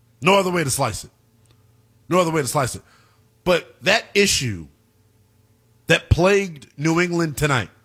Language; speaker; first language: English; native; English